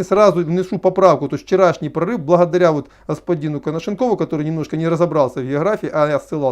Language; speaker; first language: Russian; native; Russian